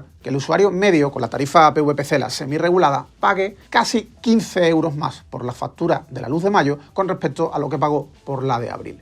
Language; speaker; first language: Spanish; native; Spanish